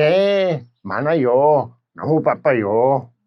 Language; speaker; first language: Korean; non-native, learner; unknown